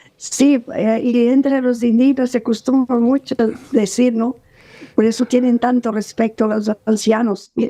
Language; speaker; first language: Spanish; non-native, fluent; Portuguese